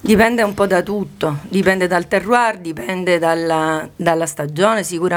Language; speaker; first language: Italian; native; Italian